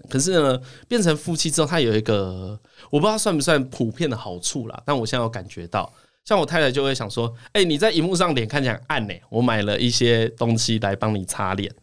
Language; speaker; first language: Chinese; native; Chinese